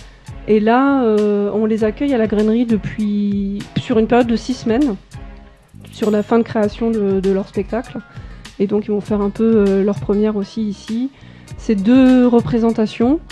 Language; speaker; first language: French; native; French